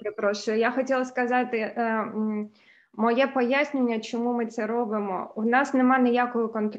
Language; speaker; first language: Ukrainian; non-native, local second language; Russian